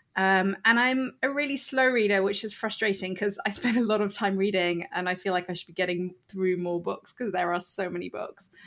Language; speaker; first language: English; native; English